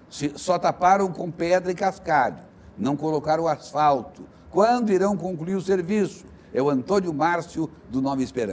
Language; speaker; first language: Portuguese; native; Portuguese